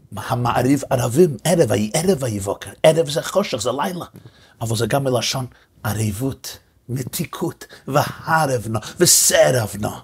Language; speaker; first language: Hebrew; non-native, fluent; English